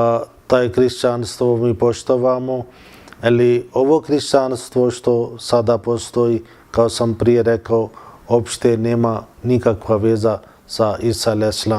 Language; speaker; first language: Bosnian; non-native, fluent; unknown